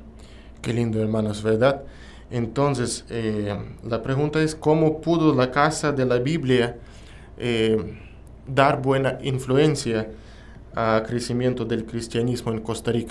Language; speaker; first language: Spanish; non-native, learner; Russian